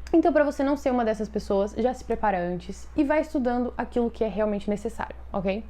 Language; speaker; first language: Portuguese; native; Portuguese